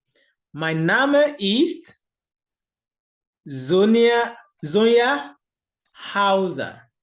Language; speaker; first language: German; non-native, learner; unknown